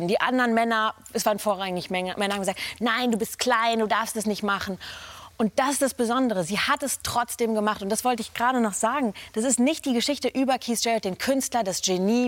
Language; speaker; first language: German; native; German